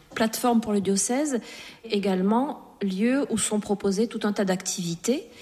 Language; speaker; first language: French; native; French